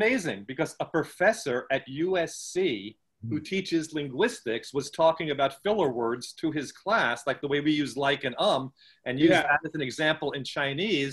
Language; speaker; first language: English; native; English